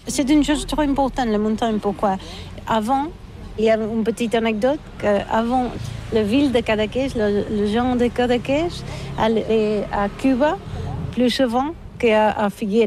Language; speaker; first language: French; non-native, learner; Catalan